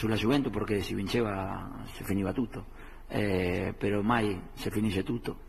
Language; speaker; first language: Italian; non-native, fluent; Spanish